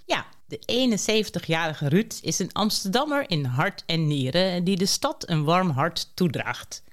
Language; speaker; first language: Dutch; native; Dutch